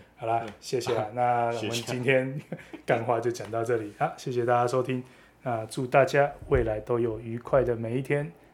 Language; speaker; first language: Chinese; native; Chinese